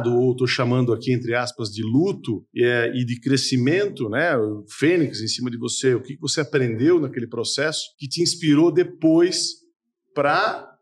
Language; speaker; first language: Portuguese; native; Portuguese